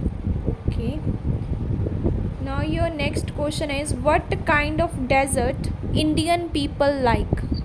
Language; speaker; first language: English; non-native, local second language; Punjabi